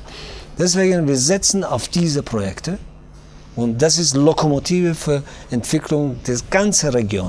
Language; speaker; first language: German; non-native, fluent; Tajik